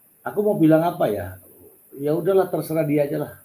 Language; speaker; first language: Indonesian; native; Indonesian